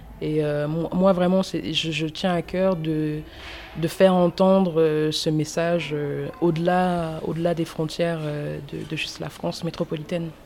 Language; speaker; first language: French; early bilingual, other home language; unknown